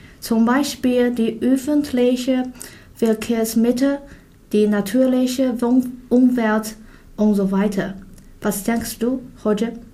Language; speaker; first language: German; non-native, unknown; Chinese